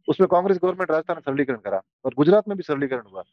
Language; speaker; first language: Hindi; native; Hindi